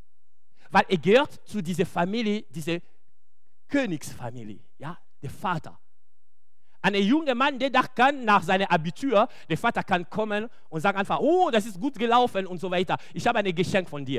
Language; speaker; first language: German; non-native, fluent; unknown